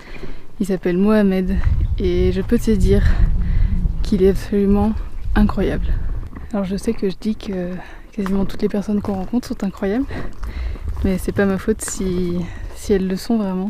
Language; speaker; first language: French; native; French